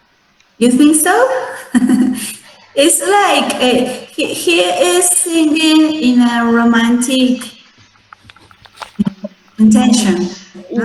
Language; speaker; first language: English; non-native, fluent; Spanish